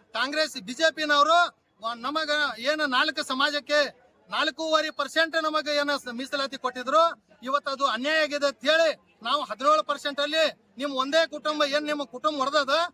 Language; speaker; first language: Kannada; non-native, local second language; Lambadi